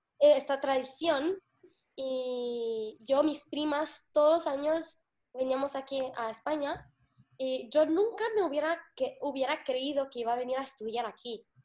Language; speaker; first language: Spanish; non-native, fluent; Arabic